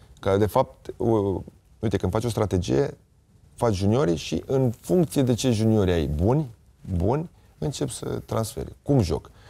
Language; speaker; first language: Romanian; native; Romanian